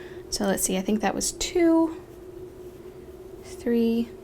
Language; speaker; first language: English; native; English